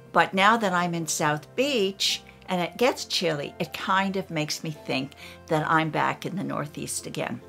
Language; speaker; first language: English; native; English